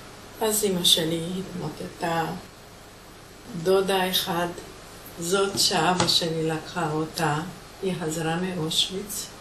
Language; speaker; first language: Hebrew; non-native, fluent; Hungarian